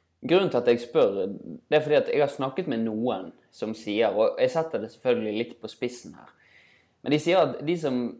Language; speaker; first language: Norwegian; native; Norwegian